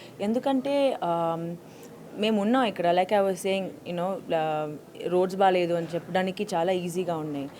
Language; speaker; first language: Telugu; non-native, fluent; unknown